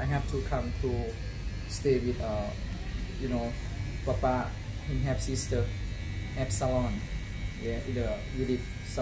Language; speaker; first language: English; non-native, learner; Thai